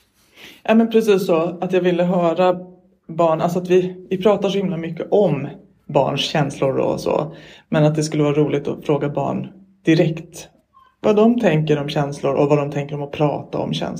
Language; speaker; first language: Swedish; native; Swedish